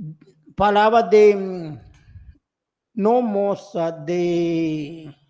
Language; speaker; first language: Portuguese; non-native, learner; Spanish